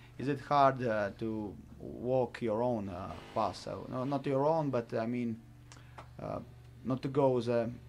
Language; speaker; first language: English; non-native, fluent; Latvian